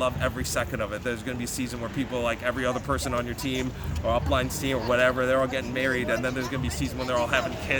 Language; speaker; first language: English; native; English